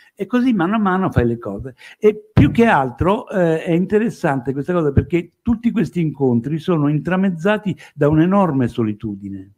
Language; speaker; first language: Italian; native; Italian